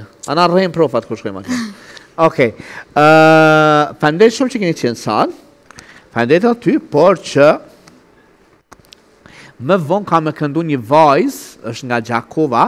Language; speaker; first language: Albanian; native; Albanian